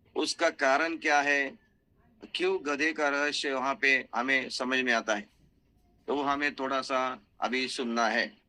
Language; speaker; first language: Hindi; non-native, local second language; Marathi